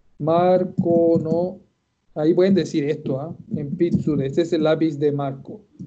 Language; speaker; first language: Spanish; native; Spanish